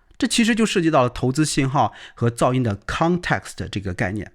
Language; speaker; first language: Chinese; native; Chinese